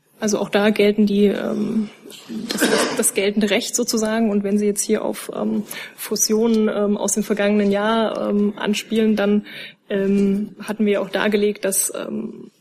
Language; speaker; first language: German; native; German